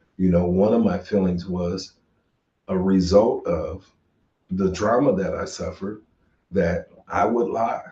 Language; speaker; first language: English; native; English